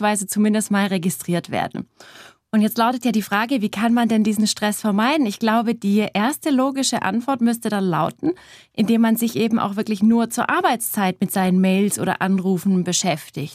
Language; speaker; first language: German; native; German